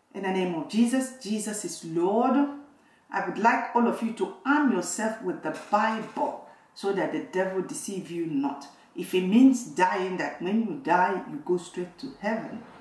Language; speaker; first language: English; non-native, local second language; Igbo